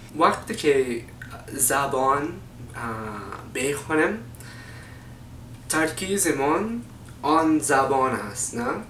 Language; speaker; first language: Persian; non-native, learner; English